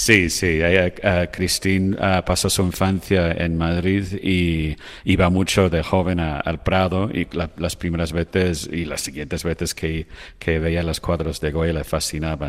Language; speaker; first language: Spanish; non-native, fluent; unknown